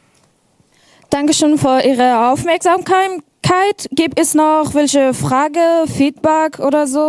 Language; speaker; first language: German; non-native, learner; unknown